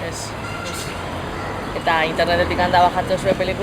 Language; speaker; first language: Basque; native; Basque